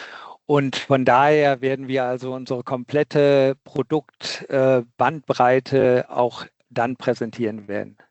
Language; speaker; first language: German; native; German